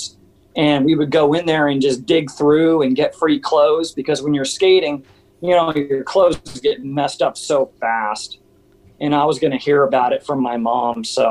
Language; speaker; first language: English; native; English